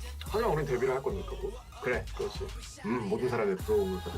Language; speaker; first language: Korean; native; Korean